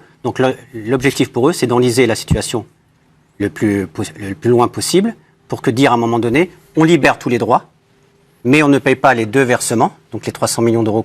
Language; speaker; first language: French; native; French